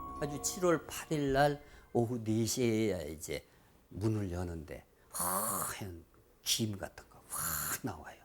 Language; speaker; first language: Korean; native; Korean